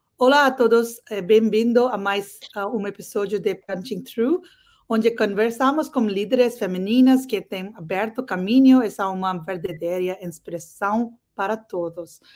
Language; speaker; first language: Portuguese; non-native, learner; English